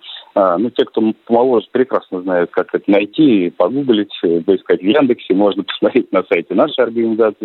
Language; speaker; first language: Russian; native; Russian